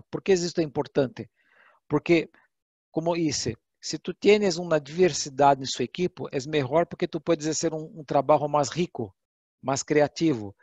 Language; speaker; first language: Portuguese; non-native, learner; Spanish